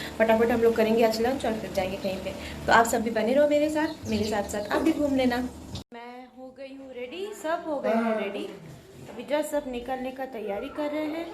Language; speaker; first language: Hindi; non-native, local second language; Bangla